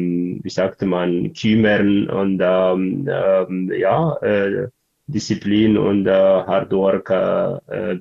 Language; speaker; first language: German; non-native, learner; Tigrinya